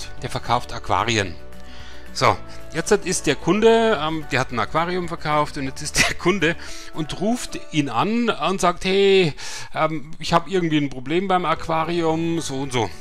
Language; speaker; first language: German; native; German